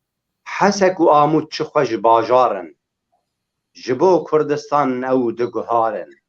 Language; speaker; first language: Kurdish; native; Kurdish